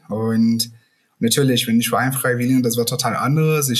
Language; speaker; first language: German; non-native, fluent; Portuguese